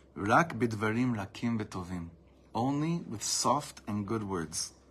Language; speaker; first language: English; native; English